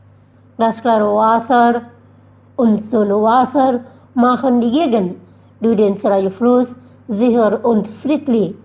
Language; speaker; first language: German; non-native, fluent; Indonesian